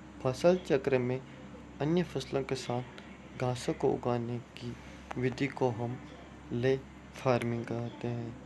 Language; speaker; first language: Hindi; native; Hindi